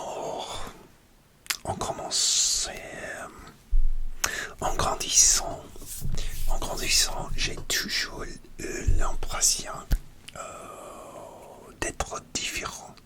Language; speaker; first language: French; non-native, learner; English